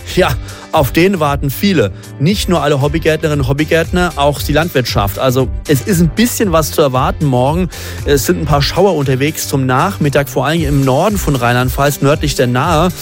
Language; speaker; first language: German; native; German